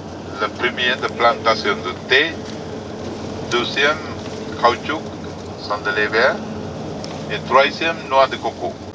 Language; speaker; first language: French; non-native, fluent; Sinhala